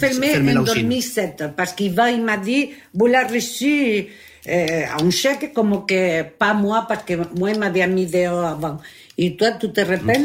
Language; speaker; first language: French; non-native, learner; Spanish